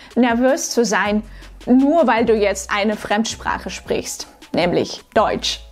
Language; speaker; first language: German; non-native, fluent; Russian